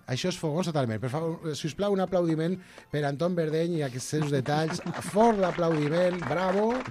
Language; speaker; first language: Catalan; native; Catalan